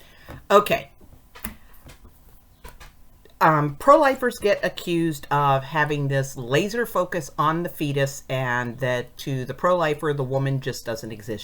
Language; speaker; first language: English; native; English